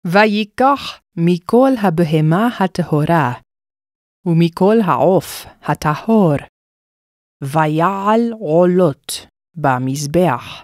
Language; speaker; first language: Hebrew; non-native, fluent; English